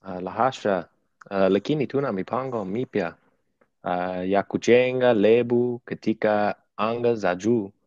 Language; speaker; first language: Swahili; non-native, learner; English